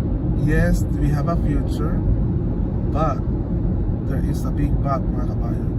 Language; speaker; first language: English; non-native, local second language; Filipino